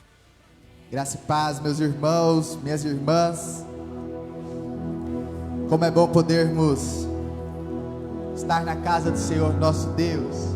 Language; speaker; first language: Portuguese; native; Portuguese